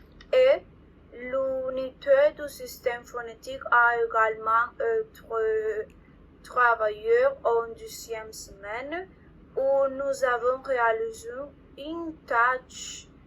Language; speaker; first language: French; non-native, learner; Spanish